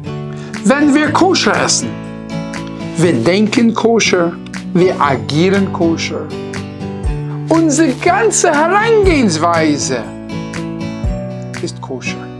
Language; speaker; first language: German; non-native, fluent; English